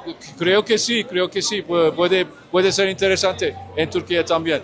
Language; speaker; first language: Spanish; non-native, learner; Turkish